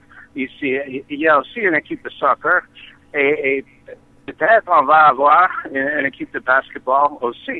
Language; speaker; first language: French; non-native, learner; English